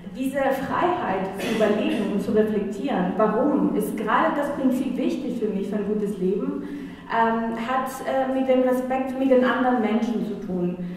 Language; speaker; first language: German; non-native, fluent; Spanish